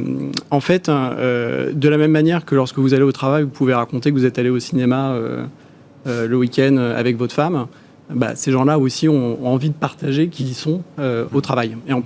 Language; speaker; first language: French; native; French